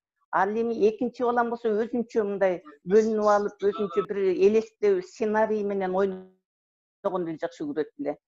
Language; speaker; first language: Kyrgyz; native; Kyrgyz